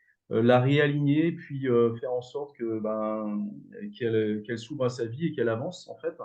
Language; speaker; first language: French; native; French